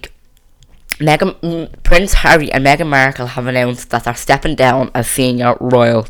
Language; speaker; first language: English; native; English